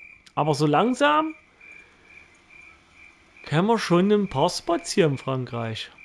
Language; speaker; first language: German; native; German